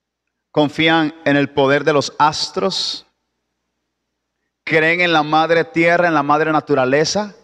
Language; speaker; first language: Spanish; native; Spanish